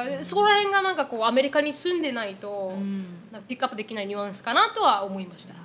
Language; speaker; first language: Japanese; native; Japanese